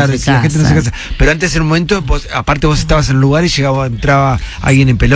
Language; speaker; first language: Spanish; native; Spanish